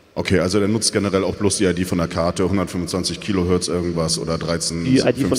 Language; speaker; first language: German; native; German